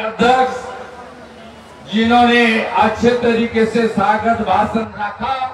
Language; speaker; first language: Hindi; non-native, local second language; Bangla